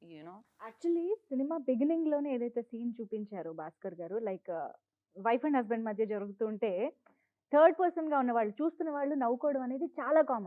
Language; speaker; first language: Telugu; native; Telugu